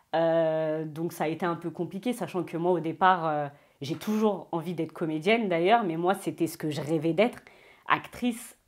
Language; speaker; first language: French; native; French